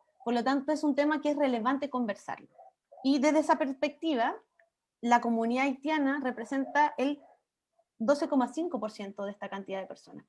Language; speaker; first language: Spanish; native; Spanish